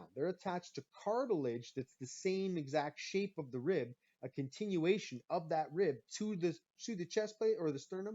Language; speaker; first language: English; native; English